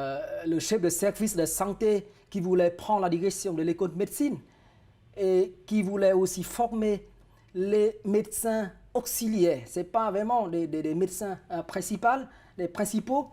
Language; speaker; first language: French; non-native, fluent; Vietnamese